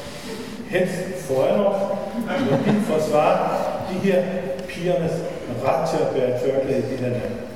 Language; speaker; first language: Danish; non-native, fluent; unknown